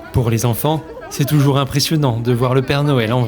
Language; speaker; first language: French; native; French